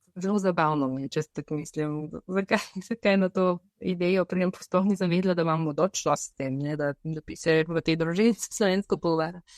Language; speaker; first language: Slovenian; non-native, fluent; Bulgarian